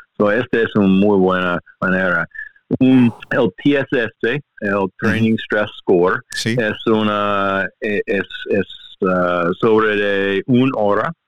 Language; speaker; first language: Spanish; non-native, learner; English